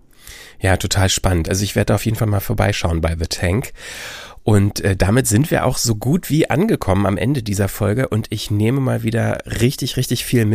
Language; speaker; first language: German; native; German